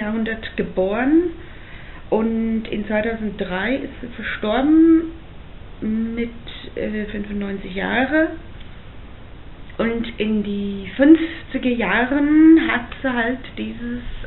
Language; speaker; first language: German; non-native, fluent; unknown